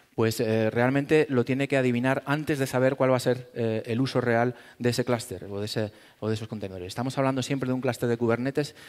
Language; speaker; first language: Spanish; native; Spanish